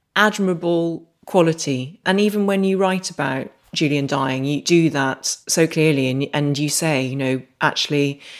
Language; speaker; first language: English; native; English